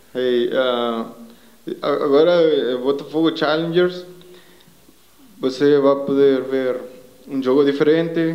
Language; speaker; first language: Portuguese; non-native, learner; Spanish